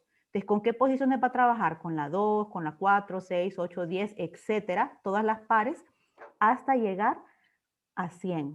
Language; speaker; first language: Spanish; native; Spanish